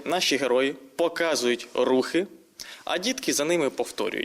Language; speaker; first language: Ukrainian; native; Ukrainian